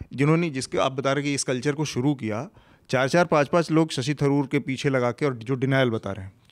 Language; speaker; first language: Hindi; native; Hindi